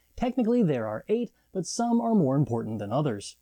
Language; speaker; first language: English; native; English